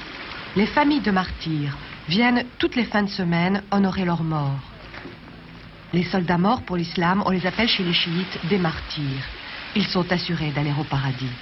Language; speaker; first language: French; native; French